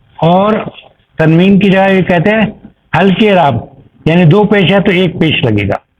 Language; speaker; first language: Urdu; native; Urdu